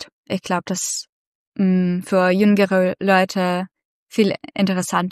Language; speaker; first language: German; non-native, fluent; Russian